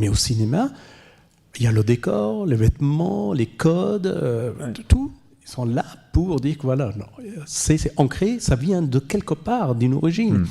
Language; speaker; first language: French; non-native, fluent; Persian